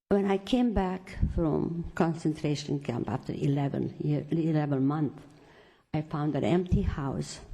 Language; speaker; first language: English; non-native, fluent; Romanian